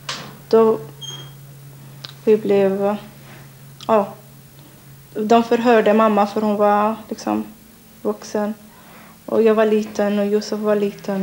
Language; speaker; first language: Swedish; non-native, learner; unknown